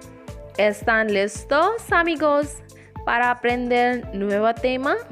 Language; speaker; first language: Spanish; non-native, learner; Hindi